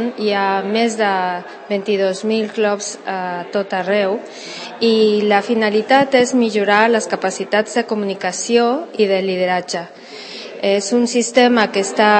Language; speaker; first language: Catalan; non-native, local second language; Spanish